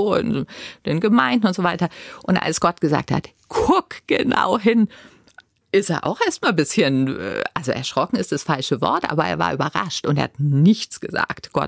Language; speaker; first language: German; native; German